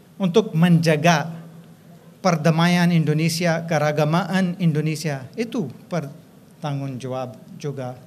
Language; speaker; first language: Indonesian; non-native, fluent; English